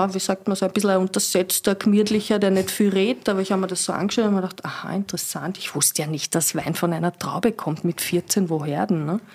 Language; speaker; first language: German; native; German